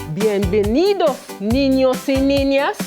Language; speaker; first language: Spanish; non-native, fluent; English